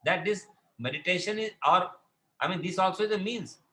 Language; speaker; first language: English; non-native, local second language; Marathi